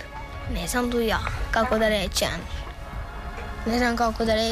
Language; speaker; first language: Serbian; early bilingual, heritage; Serbian